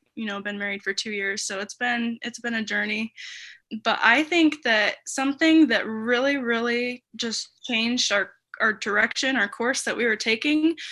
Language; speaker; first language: English; native; English